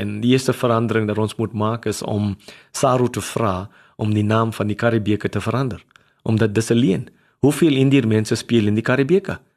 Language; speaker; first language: Afrikaans; non-native, local second language; English